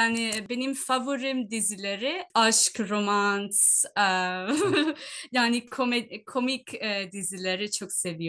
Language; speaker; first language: Turkish; non-native, fluent; Telugu